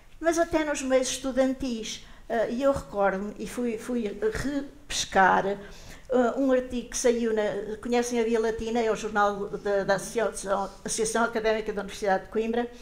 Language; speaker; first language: Portuguese; native; Portuguese